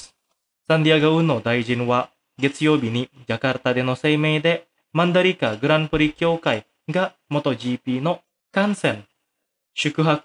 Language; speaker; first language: Japanese; non-native, fluent; Indonesian